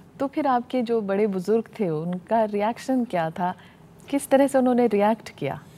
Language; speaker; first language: Hindi; native; Hindi